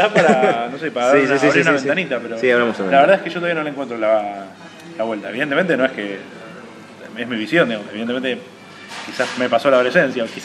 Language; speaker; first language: Spanish; native; Spanish